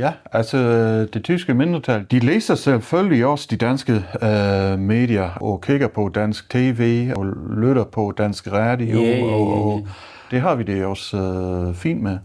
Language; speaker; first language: Danish; non-native, fluent; German